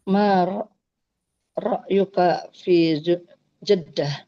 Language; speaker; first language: Arabic; non-native, learner; Indonesian